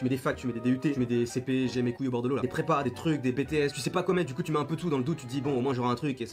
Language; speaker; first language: French; native; French